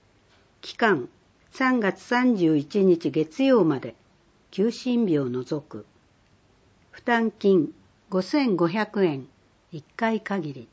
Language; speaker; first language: Japanese; native; Japanese